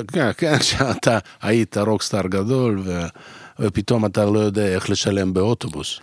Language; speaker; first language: Hebrew; non-native, fluent; Russian